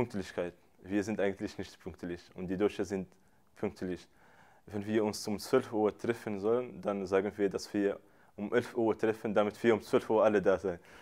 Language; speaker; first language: German; non-native, fluent; Arabic